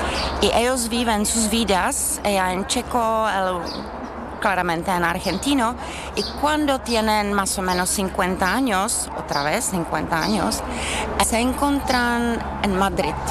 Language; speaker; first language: Spanish; non-native, learner; Czech